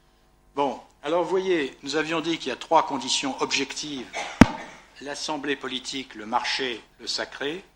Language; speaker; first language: French; native; French